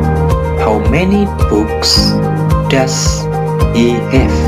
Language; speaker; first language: English; non-native, learner; Indonesian